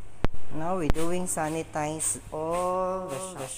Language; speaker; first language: English; non-native, learner; Filipino